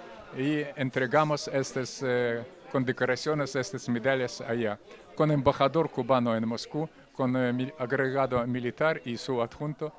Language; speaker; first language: Spanish; non-native, fluent; Russian